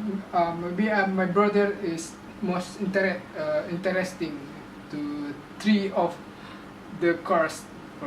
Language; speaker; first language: English; non-native, learner; Indonesian